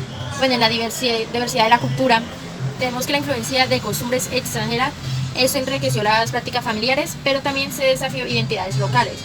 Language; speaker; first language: Spanish; native; Spanish